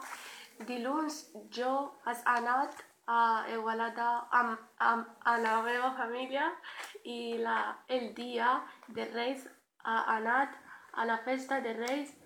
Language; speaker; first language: Catalan; non-native, learner; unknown